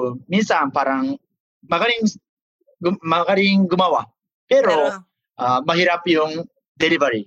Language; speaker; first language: Filipino; non-native, learner; Japanese